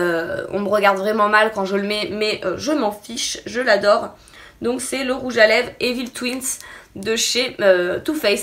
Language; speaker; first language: French; native; French